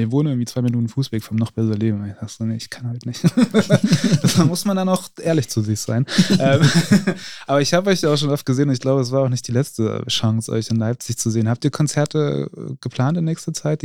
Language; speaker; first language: German; native; German